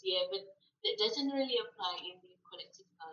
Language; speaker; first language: English; non-native, fluent; Malay